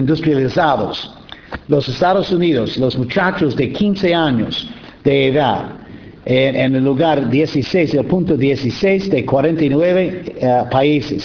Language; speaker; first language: Spanish; non-native, fluent; English